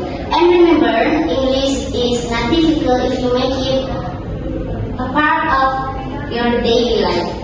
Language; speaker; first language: English; non-native, learner; Indonesian